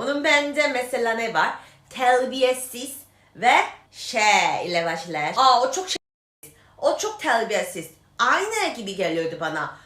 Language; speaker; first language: Turkish; non-native, learner; Korean